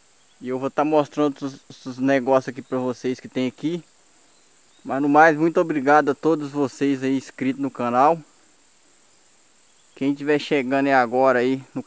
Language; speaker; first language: Portuguese; native; Portuguese